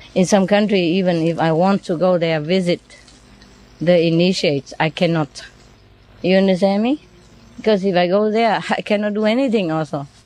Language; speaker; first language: English; non-native, fluent; Vietnamese